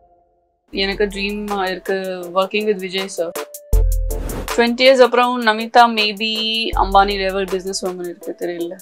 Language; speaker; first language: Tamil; non-native, learner; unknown